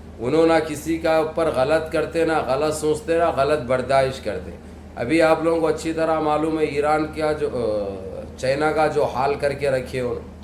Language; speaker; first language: Urdu; native; Urdu